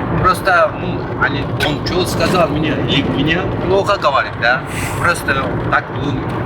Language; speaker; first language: Russian; non-native, learner; Turkish